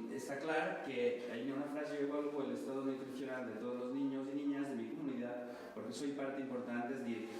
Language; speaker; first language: Spanish; non-native, local second language; Catalan